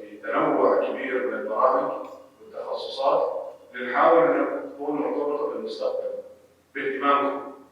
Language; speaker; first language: Arabic; native; Arabic